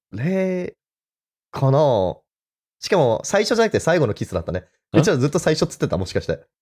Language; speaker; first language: Japanese; early bilingual, heritage; Japanese